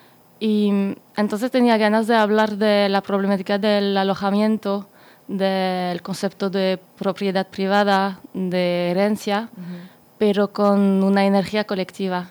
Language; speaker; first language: Spanish; non-native, fluent; French